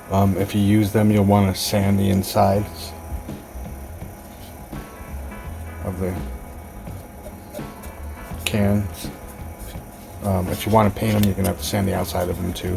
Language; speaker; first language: English; native; English